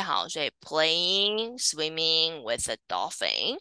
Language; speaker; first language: English; non-native, fluent; Chinese